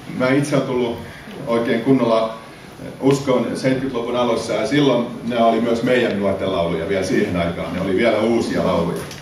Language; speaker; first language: Finnish; native; Finnish